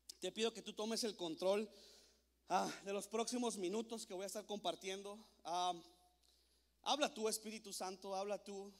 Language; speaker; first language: Spanish; native; Spanish